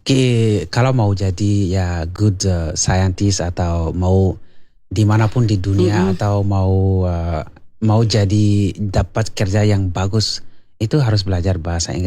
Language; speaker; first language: Indonesian; non-native, learner; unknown